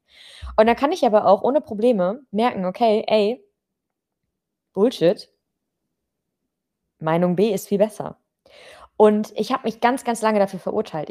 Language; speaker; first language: German; native; German